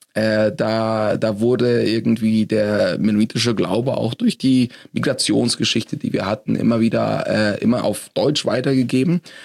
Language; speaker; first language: German; early bilingual, heritage; German